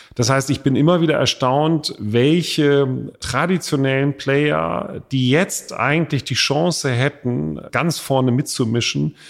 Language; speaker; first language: German; native; German